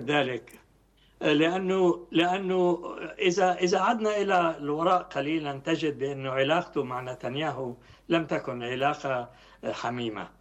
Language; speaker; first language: Arabic; native; Arabic